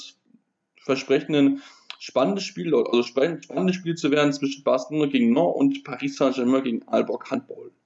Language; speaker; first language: German; native; German